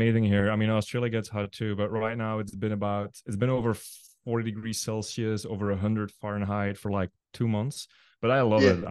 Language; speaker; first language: English; non-native, fluent; Dutch